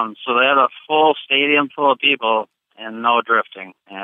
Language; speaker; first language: English; native; English